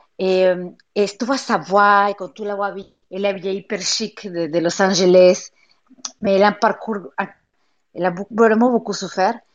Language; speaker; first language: French; non-native, fluent; Spanish